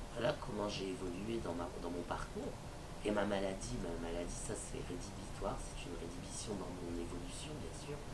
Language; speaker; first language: French; native; French